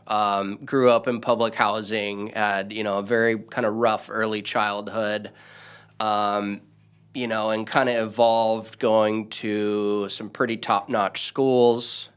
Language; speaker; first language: English; native; English